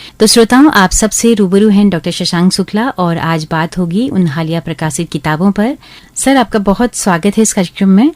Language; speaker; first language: Hindi; native; Hindi